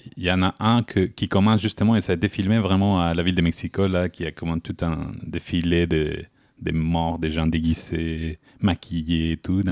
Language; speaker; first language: French; non-native, fluent; Spanish